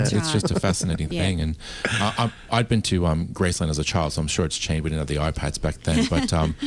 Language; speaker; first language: English; native; English